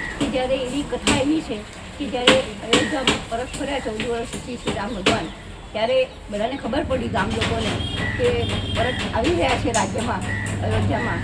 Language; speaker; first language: Gujarati; non-native, local second language; Marathi